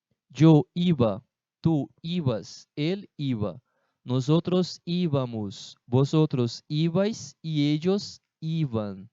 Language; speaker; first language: Spanish; non-native, fluent; Portuguese